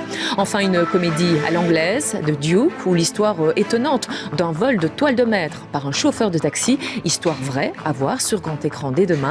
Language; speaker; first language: French; native; French